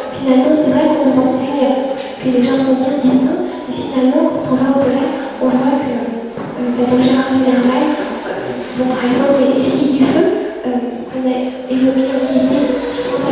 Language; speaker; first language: French; early bilingual, other home language; Vietnamese